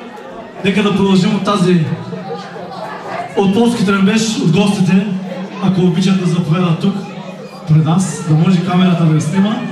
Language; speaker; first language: Bulgarian; non-native, local second language; Turkish